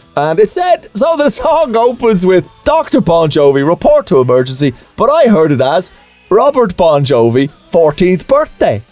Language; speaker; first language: English; native; English